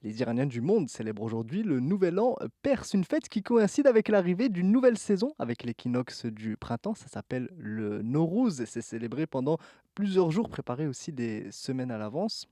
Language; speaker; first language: French; native; French